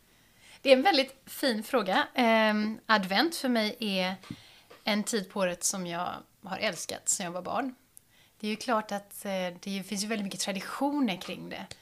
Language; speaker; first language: Swedish; native; Swedish